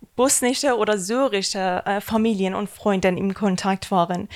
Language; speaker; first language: German; non-native, learner; Persian